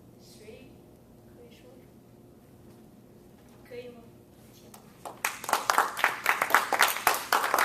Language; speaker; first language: Chinese; non-native, learner; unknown